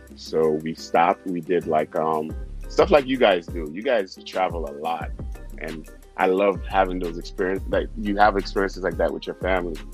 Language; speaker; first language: English; non-native, fluent; Haitian Creole